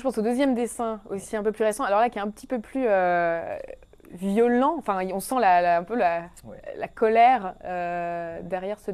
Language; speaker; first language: French; native; French